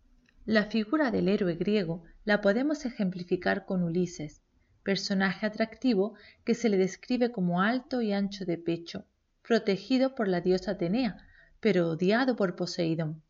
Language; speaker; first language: Spanish; native; Spanish